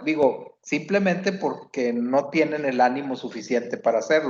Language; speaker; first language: Spanish; native; Spanish